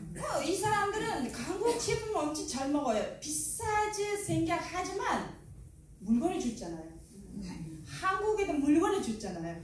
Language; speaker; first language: Korean; non-native, learner; Uzbek